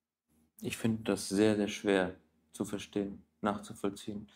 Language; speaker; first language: German; native; German